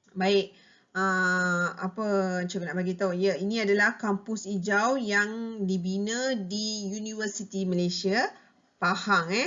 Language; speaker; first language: Malay; non-native, local second language; Tamil